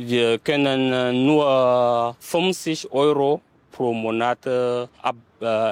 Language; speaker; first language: German; non-native, learner; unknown